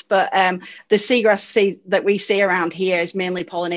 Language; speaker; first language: English; native; English